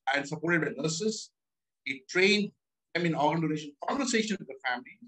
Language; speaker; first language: English; non-native, local second language; Hindi